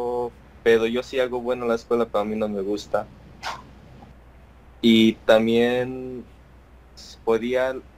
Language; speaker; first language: Spanish; early bilingual, heritage; Spanish